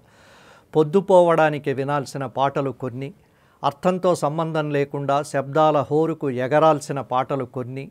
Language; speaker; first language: Telugu; native; Telugu